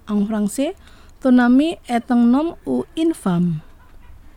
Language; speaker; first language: French; non-native, fluent; Indonesian